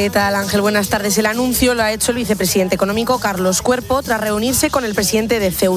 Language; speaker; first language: Spanish; native; Spanish